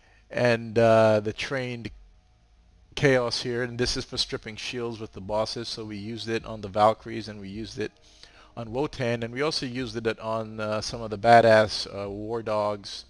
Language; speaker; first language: English; native; English